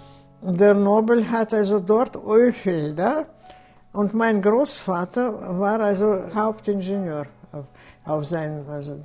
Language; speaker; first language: German; non-native, fluent; Russian